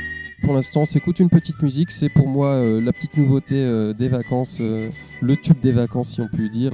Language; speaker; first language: French; native; French